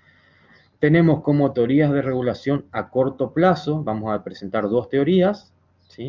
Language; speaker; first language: Spanish; native; Spanish